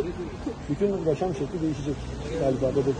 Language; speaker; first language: Turkish; native; Turkish